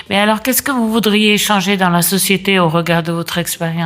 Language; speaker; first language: French; native; French